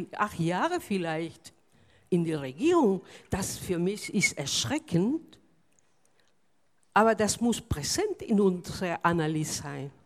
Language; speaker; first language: German; non-native, fluent; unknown